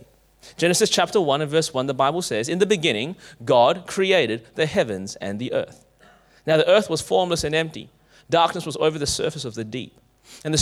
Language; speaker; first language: English; native; English